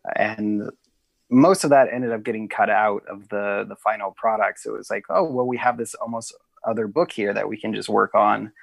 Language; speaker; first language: English; native; English